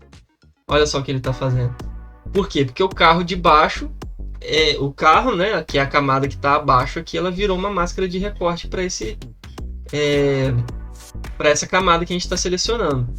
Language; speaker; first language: Portuguese; native; Portuguese